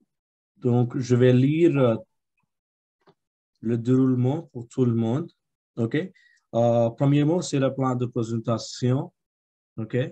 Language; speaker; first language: French; non-native, fluent; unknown